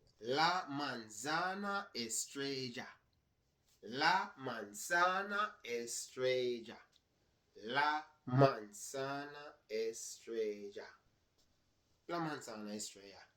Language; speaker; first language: Spanish; non-native, learner; English